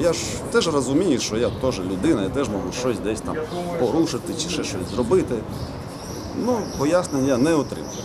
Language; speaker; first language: Ukrainian; native; Ukrainian